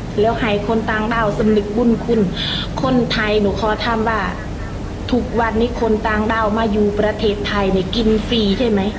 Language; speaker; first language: Thai; non-native, fluent; Khmer